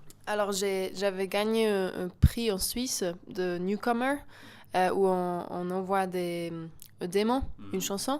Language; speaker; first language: French; non-native, local second language; German